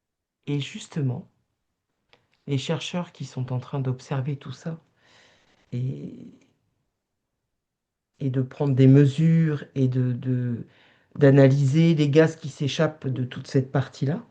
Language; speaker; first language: French; native; French